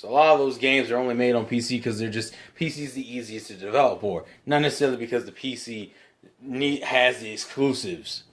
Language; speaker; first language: English; native; English